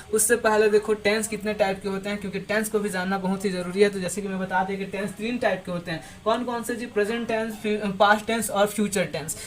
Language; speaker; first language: Hindi; native; Hindi